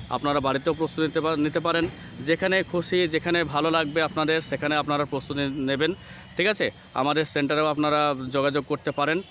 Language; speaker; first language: Bangla; native; Bangla